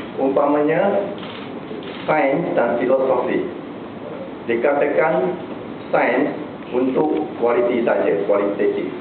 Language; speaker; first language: Malay; non-native, local second language; Chinese